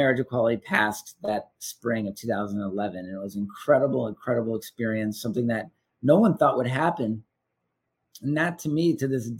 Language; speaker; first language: English; native; English